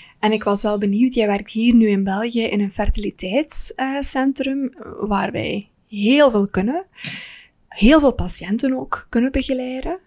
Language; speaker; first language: Dutch; native; Dutch